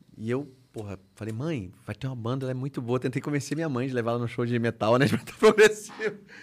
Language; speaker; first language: Portuguese; native; Portuguese